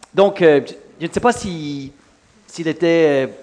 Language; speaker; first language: French; non-native, fluent; English